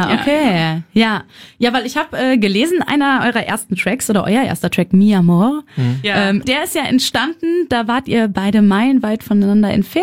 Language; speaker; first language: German; native; German